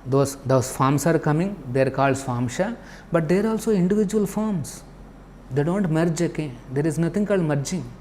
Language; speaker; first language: English; non-native, local second language; Telugu